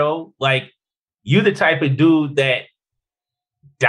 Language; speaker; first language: English; native; English